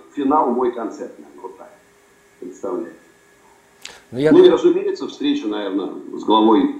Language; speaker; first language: Russian; native; Russian